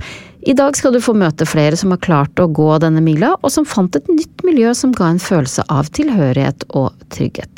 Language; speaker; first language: Norwegian; native; Norwegian